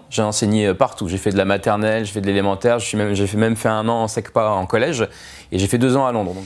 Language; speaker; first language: French; native; French